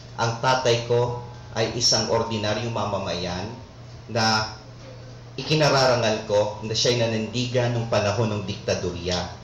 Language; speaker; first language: Filipino; non-native, local second language; Bikol